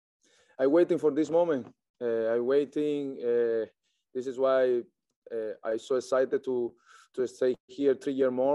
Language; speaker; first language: English; non-native, learner; Spanish